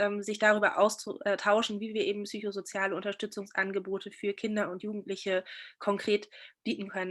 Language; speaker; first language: German; native; German